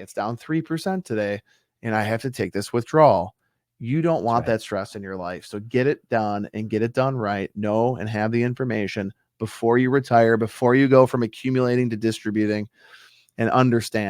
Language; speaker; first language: English; native; English